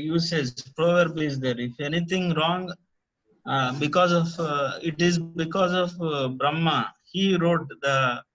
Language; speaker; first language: English; non-native, local second language; Telugu